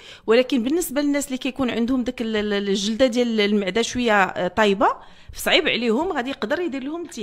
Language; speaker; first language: Arabic; native; Arabic